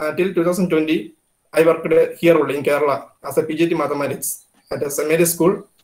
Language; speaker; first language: English; non-native, local second language; Malayalam